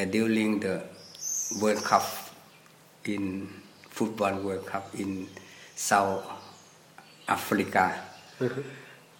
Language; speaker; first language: English; non-native, learner; Thai